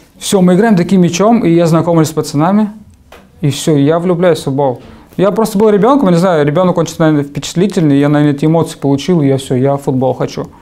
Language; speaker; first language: Russian; native; Russian